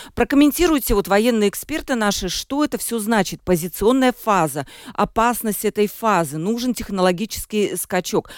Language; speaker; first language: Russian; native; Russian